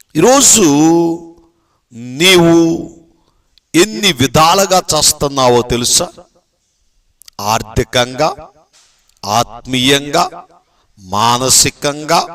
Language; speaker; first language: Telugu; native; Telugu